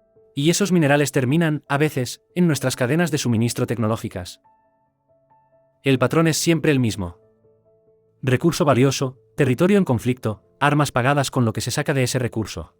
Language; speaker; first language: Spanish; native; Spanish